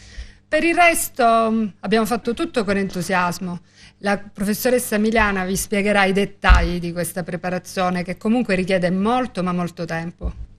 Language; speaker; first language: Italian; non-native, fluent; Albanian